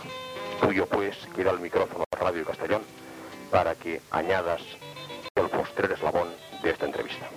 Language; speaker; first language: Spanish; native; Spanish